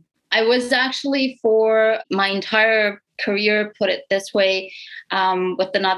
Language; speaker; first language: English; non-native, fluent; Romanian